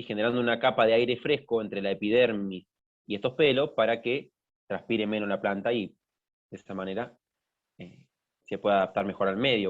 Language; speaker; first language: Spanish; native; Spanish